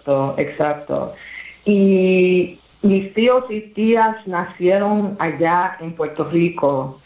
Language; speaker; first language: Spanish; early bilingual, heritage; English